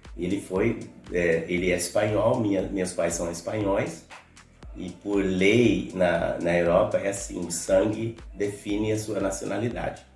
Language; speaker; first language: Portuguese; non-native, fluent; Spanish